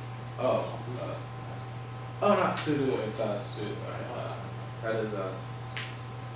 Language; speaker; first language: English; non-native, fluent; Japanese